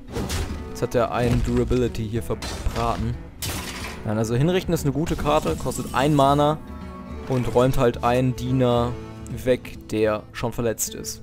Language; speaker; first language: German; native; German